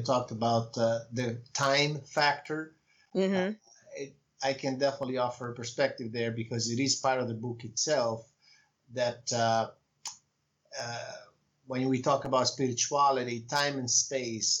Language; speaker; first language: English; non-native, fluent; Italian